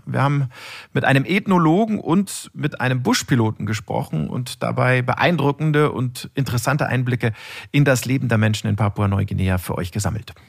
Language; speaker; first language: German; native; German